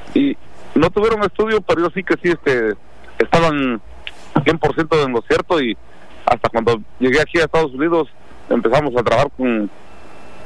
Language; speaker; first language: Spanish; non-native, local second language; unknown